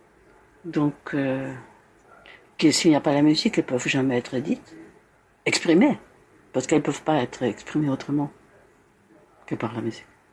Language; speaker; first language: French; non-native, fluent; Spanish